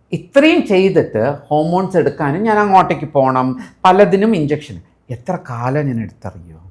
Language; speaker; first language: Malayalam; early bilingual, heritage; Malayalam